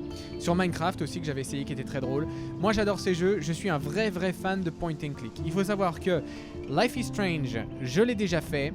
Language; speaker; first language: French; native; French